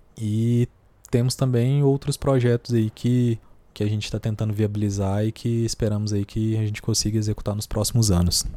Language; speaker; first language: Portuguese; native; Portuguese